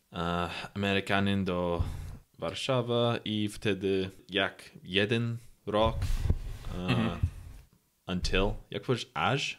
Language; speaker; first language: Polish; non-native, learner; English